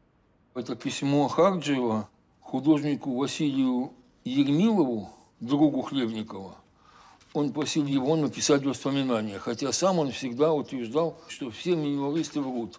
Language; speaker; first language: Russian; native; Russian